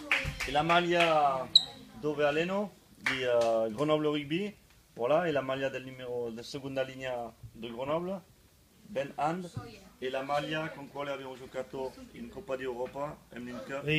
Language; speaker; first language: Italian; non-native, fluent; French